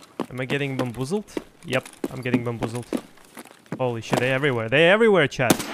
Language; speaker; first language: English; non-native, fluent; Russian